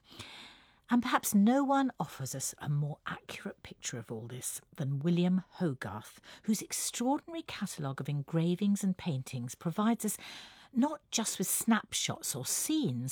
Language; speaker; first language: English; native; English